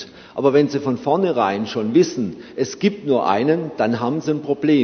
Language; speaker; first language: German; native; German